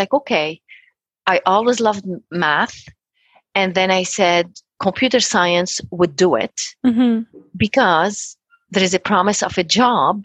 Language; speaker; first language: English; non-native, fluent; Arabic